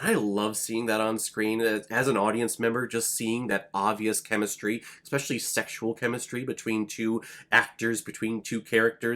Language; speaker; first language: English; native; English